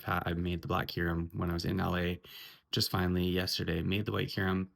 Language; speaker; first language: English; native; English